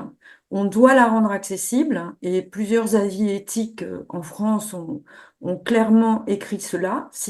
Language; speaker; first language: French; native; French